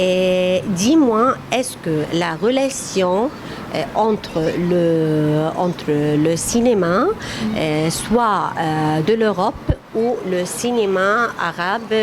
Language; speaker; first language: French; non-native, fluent; Arabic